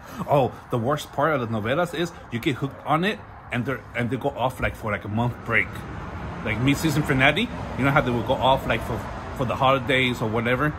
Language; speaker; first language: English; early bilingual, other home language; Spanish